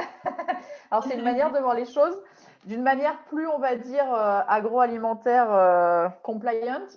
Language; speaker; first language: French; native; French